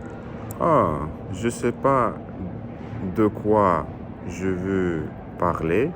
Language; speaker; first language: French; non-native, learner; Russian